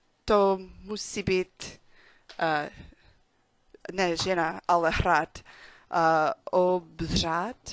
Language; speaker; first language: Czech; non-native, learner; English